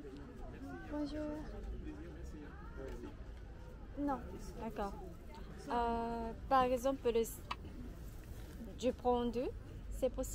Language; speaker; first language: French; non-native, learner; Japanese